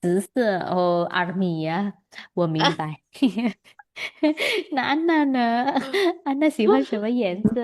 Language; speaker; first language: Chinese; non-native, fluent; Indonesian